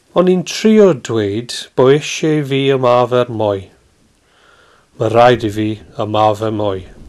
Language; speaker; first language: Welsh; non-native, learner; English